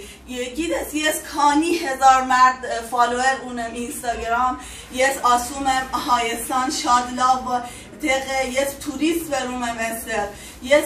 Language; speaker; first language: Armenian; non-native, learner; Persian